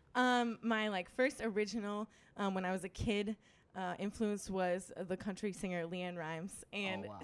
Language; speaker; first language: English; native; English